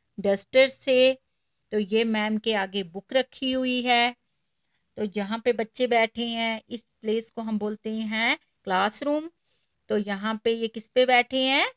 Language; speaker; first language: Hindi; native; Hindi